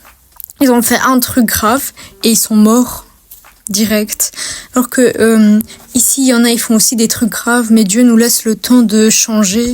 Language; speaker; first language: French; native; French